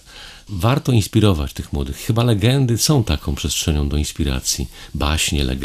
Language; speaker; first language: Polish; native; Polish